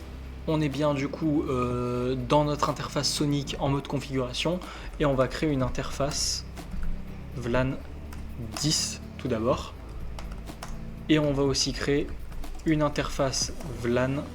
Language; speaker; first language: French; native; French